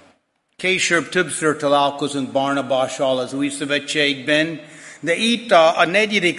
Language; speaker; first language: Hungarian; non-native, fluent; English